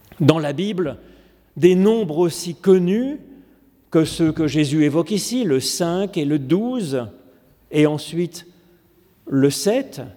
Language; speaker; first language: French; native; French